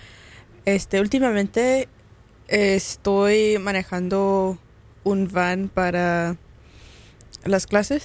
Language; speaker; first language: Spanish; early bilingual, heritage; Spanish